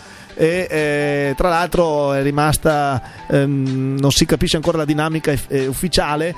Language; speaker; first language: Italian; native; Italian